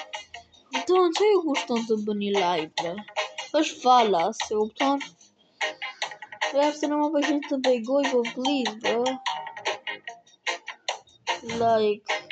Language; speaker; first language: Albanian; early bilingual, heritage; Albanian